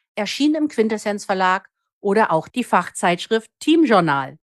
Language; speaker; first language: German; native; German